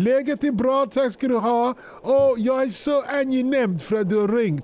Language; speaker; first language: Swedish; non-native, fluent; English